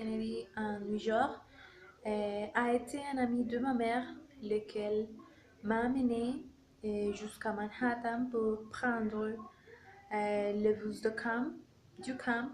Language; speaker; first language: French; non-native, learner; Spanish